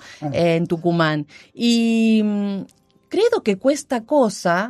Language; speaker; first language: Italian; non-native, learner; Spanish